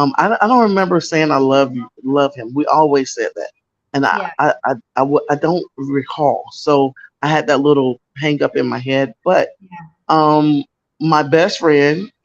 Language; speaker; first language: English; native; English